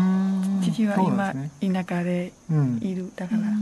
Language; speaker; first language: Japanese; non-native, learner; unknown